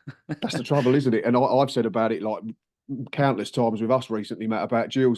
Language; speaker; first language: English; native; English